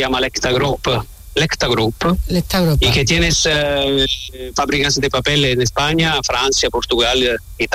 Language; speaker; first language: Spanish; non-native, learner; Italian